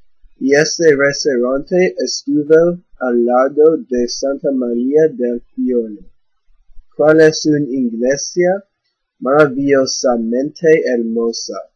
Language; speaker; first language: Spanish; non-native, learner; English